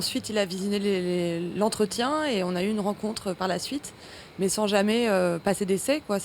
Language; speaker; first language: French; native; French